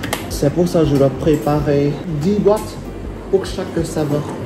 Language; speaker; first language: French; non-native, learner; Vietnamese